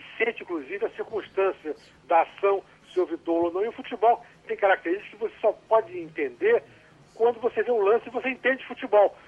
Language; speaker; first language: Portuguese; native; Portuguese